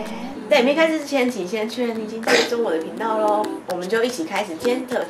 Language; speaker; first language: Chinese; native; Chinese